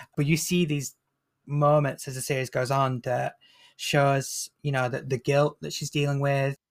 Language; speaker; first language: English; native; English